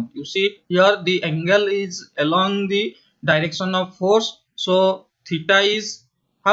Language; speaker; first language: English; non-native, local second language; Hindi